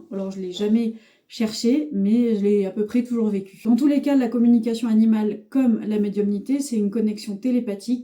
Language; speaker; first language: French; native; French